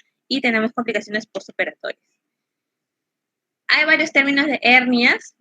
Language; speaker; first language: Spanish; native; Spanish